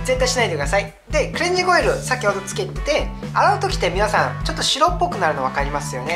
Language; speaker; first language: Japanese; non-native, fluent; Korean